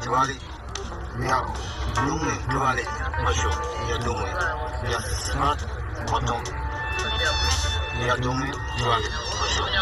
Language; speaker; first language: Russian; non-native, learner; Uzbek